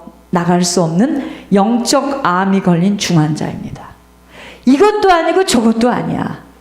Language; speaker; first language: Korean; native; Korean